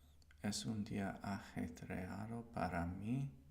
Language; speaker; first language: Spanish; non-native, learner; English